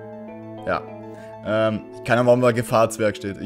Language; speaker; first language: German; native; German